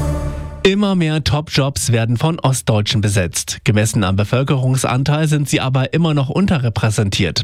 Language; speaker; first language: German; native; German